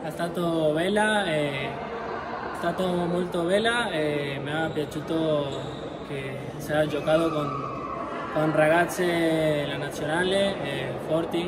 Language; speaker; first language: Italian; non-native, learner; Spanish